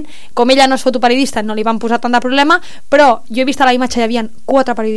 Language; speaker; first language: Catalan; native; Catalan